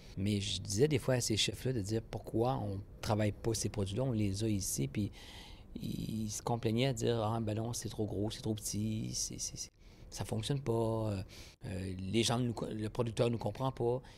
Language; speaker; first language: French; native; French